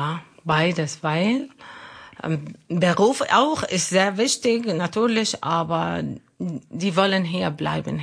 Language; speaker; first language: German; non-native, learner; Arabic